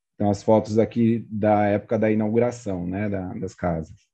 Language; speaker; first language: Portuguese; native; Portuguese